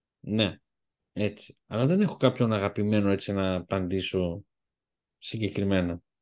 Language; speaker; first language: Greek; early bilingual, heritage; Greek